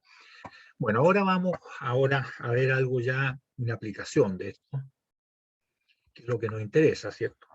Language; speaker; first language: Spanish; native; Spanish